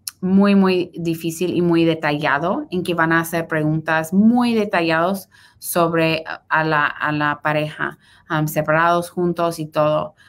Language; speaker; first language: Spanish; early bilingual, heritage; Spanish